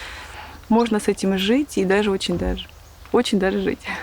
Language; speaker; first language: Russian; native; Russian